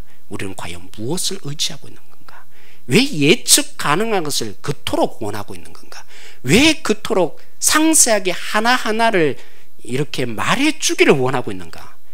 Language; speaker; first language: Korean; native; Korean